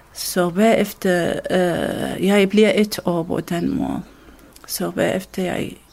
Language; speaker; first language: Danish; non-native, learner; Arabic